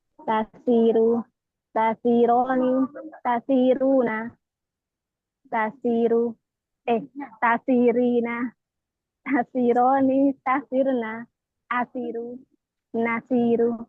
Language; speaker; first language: Arabic; non-native, learner; Indonesian